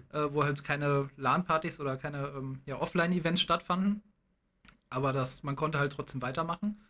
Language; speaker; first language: German; native; German